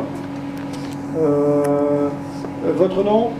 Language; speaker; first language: French; native; French